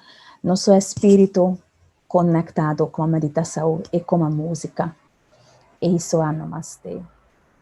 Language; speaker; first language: Portuguese; non-native, fluent; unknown